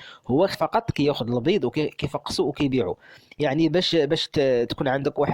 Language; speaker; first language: Arabic; native; Arabic